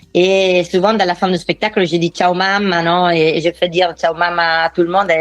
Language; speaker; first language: French; non-native, fluent; Italian